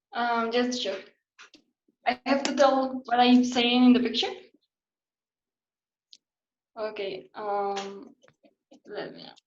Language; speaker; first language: English; non-native, learner; Spanish